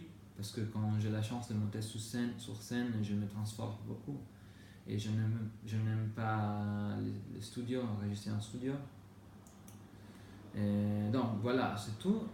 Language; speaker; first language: French; non-native, learner; Italian